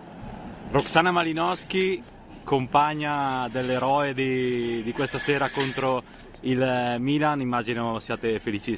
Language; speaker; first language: Italian; native; Italian